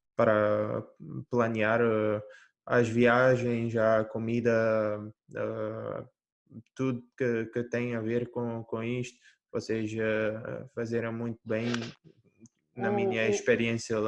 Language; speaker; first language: Portuguese; early bilingual, heritage; Portuguese